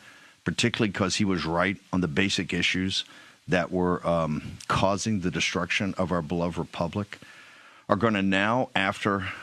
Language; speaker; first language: English; native; English